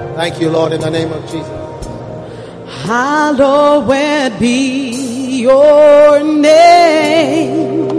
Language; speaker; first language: English; non-native, local second language; Akan